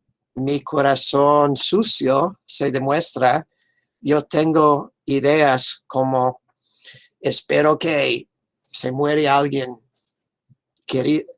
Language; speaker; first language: Spanish; non-native, fluent; English